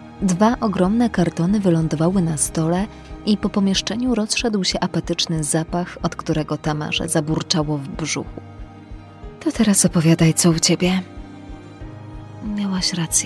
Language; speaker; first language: Polish; native; Polish